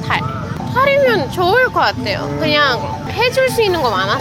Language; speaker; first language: Korean; non-native, fluent; Indonesian